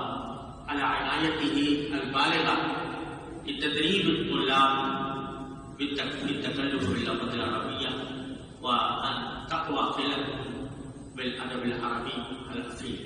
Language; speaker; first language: Arabic; non-native, fluent; Urdu